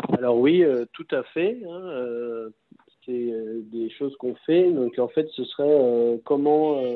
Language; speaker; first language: French; native; French